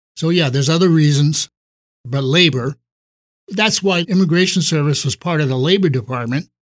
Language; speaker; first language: English; native; English